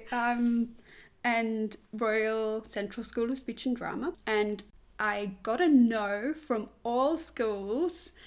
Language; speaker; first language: English; non-native, fluent; Swiss German